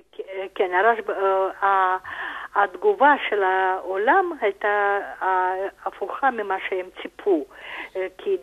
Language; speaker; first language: Hebrew; non-native, fluent; Russian